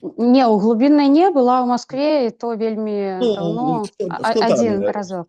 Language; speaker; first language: Belarusian; non-native, local second language; Russian